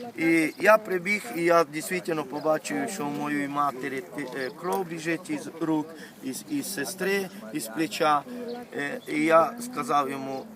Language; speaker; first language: Ukrainian; native; Ukrainian